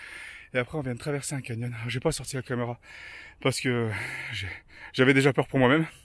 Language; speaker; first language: French; native; French